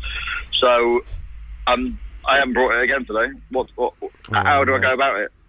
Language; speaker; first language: English; native; English